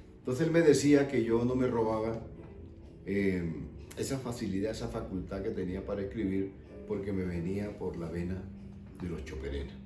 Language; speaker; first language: Spanish; native; Spanish